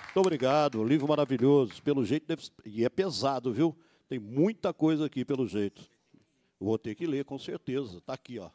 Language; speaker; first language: Portuguese; native; Portuguese